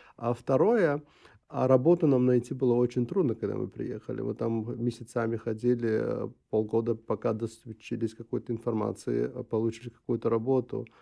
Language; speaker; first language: Russian; non-native, local second language; Uzbek